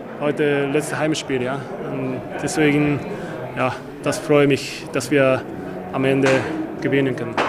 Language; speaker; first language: German; non-native, learner; Japanese